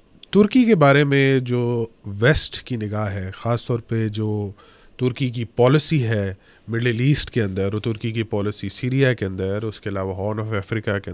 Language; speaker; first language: Urdu; native; Urdu